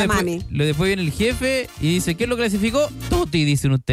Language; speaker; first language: Spanish; native; Spanish